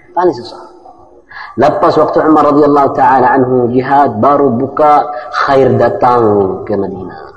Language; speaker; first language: Malay; non-native, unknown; Arabic